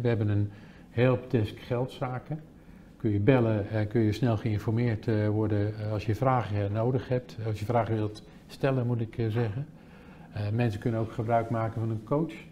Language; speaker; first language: Dutch; native; Dutch